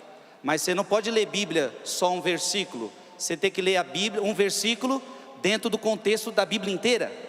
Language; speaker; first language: Portuguese; native; Portuguese